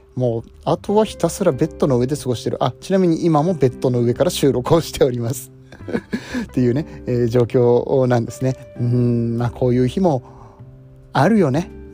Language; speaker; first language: Japanese; native; Japanese